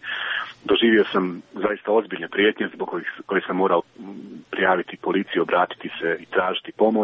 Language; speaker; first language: Croatian; native; Croatian